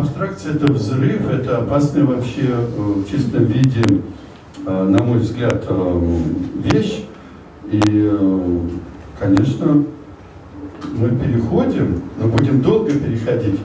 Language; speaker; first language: Russian; native; Russian